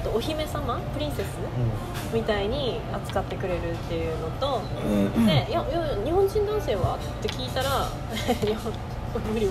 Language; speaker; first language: Japanese; native; Japanese